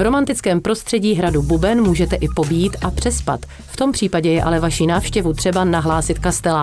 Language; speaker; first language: Czech; native; Czech